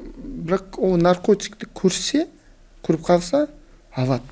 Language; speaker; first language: Kazakh; non-native, local second language; Russian